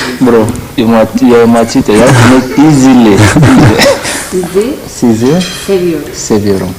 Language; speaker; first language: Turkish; non-native, learner; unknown